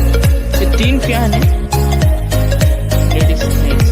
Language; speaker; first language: Hindi; non-native, local second language; Telugu